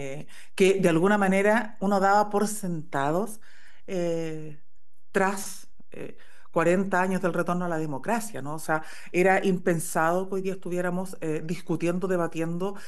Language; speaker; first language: Spanish; native; Spanish